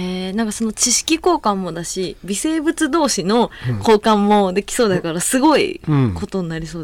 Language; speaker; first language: Japanese; native; Japanese